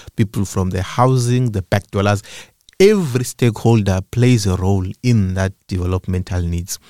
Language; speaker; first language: English; non-native, local second language; Xhosa